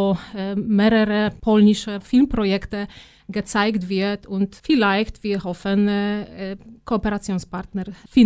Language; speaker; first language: German; non-native, fluent; Polish